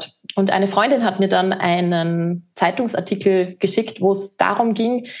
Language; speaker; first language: German; native; German